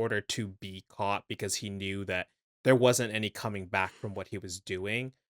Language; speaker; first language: English; native; English